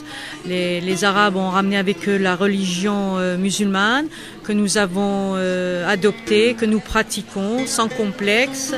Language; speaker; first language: French; non-native, local second language; Kabyle